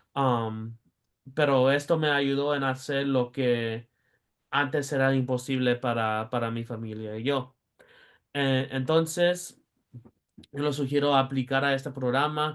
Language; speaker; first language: Spanish; early bilingual, heritage; Spanish